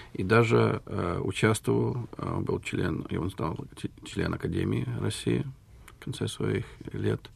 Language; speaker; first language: Russian; early bilingual, heritage; Russian